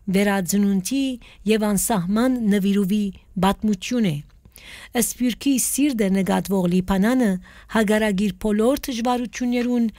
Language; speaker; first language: Armenian; native; Armenian